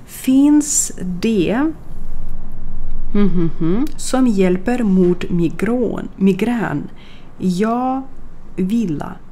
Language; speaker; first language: Swedish; non-native, fluent; Ukrainian